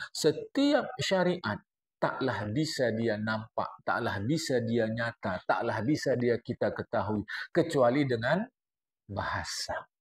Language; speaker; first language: Indonesian; native; Indonesian